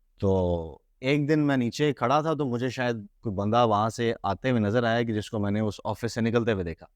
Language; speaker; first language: Urdu; native; Urdu